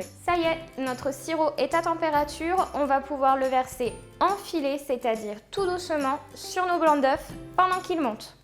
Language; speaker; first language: French; native; French